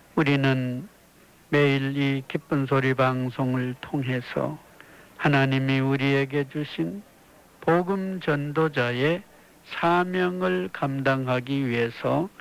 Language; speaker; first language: Korean; native; Korean